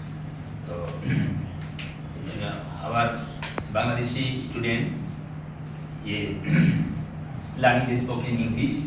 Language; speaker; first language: English; non-native, learner; Bangla